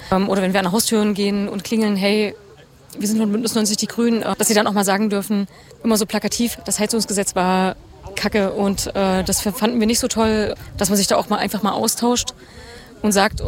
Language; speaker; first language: German; native; German